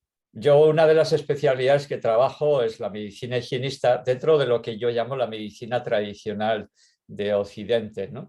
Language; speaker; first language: Spanish; native; Spanish